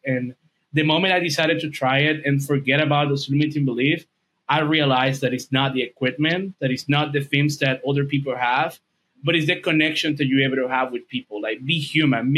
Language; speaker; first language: English; non-native, fluent; Spanish